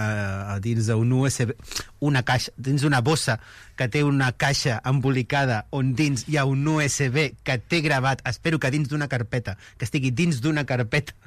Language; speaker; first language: Catalan; native; Catalan